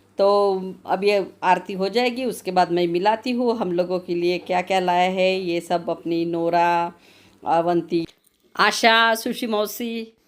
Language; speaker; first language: Hindi; non-native, local second language; Marathi